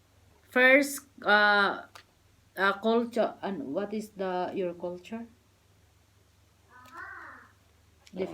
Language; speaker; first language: English; non-native, learner; Filipino